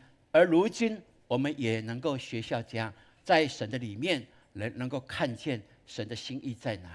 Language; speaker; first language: Chinese; native; Chinese